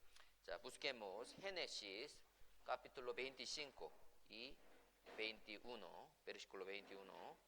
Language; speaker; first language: Spanish; non-native, fluent; Korean